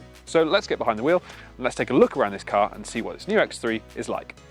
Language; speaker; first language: English; native; English